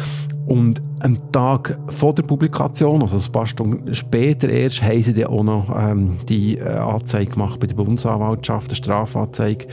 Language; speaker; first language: German; native; German